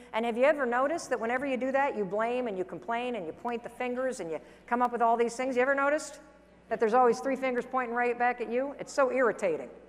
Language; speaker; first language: English; native; English